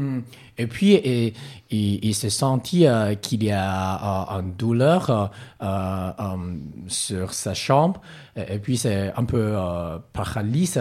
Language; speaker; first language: French; non-native, learner; Cantonese